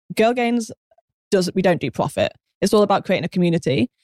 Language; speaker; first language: English; native; English